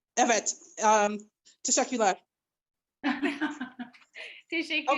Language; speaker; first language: Turkish; non-native, learner; English